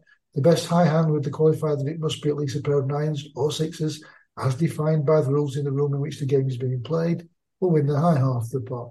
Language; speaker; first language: English; native; English